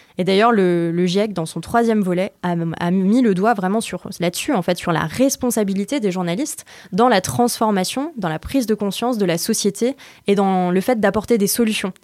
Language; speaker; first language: French; native; French